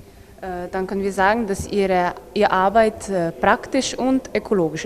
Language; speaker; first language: German; non-native, learner; Slovenian